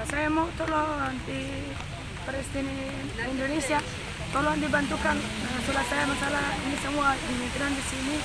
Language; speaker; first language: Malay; non-native, learner; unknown